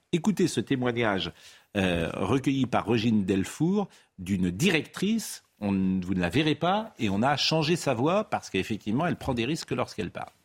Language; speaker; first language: French; native; French